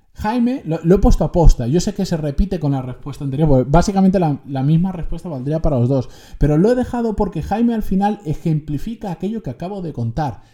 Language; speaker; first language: Spanish; native; Spanish